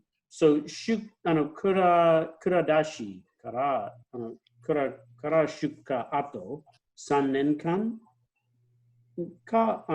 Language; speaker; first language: Japanese; non-native, fluent; English